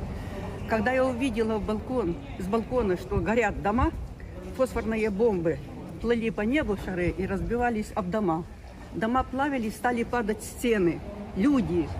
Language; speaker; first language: Russian; native; Russian